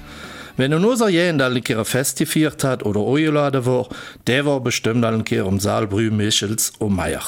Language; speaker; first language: German; native; German